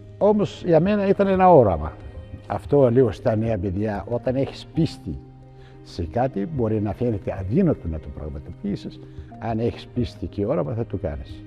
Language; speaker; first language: Greek; non-native, fluent; Arabic